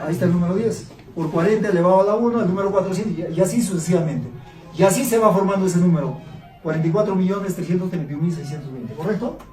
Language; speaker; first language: Spanish; native; Spanish